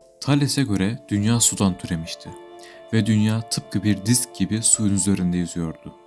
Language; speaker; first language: Turkish; native; Turkish